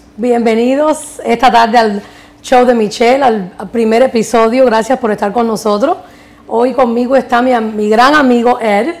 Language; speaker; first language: Spanish; early bilingual, heritage; Spanish